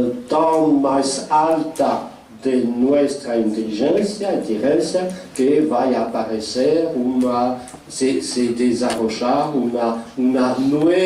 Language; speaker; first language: Portuguese; non-native, fluent; French